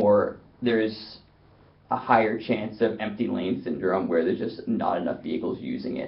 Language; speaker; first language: English; native; English